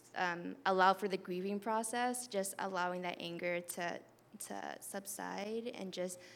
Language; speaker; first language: English; native; English